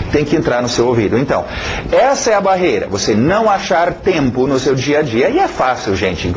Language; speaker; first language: Portuguese; non-native, fluent; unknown